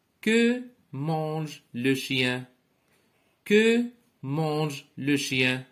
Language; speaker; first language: French; non-native, local second language; Arabic